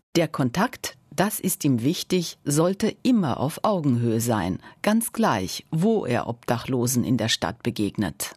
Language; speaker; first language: German; native; German